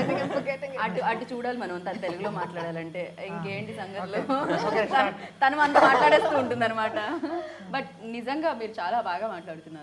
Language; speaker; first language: Telugu; native; Telugu